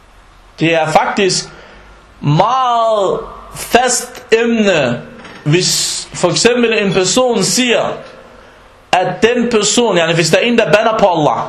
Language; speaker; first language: Danish; early bilingual, other home language; Arabic